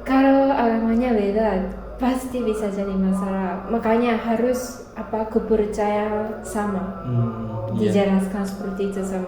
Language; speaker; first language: Indonesian; non-native, learner; Japanese